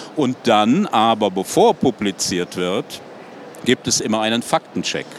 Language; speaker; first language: German; native; German